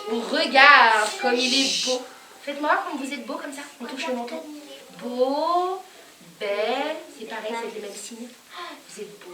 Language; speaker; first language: French; native; French